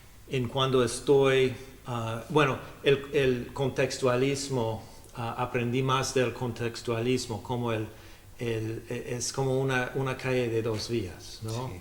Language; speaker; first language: Spanish; non-native, learner; English